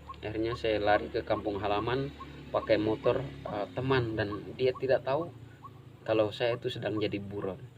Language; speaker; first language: Indonesian; non-native, local second language; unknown